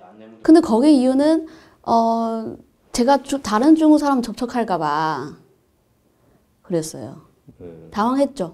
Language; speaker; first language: Korean; non-native, learner; Chinese